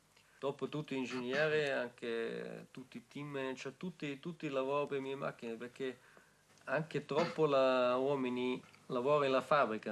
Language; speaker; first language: Italian; non-native, learner; German